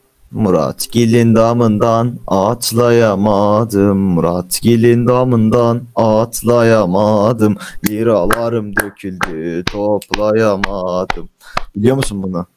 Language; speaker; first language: Turkish; native; Turkish